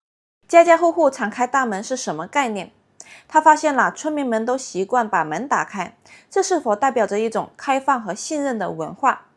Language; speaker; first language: Chinese; native; Chinese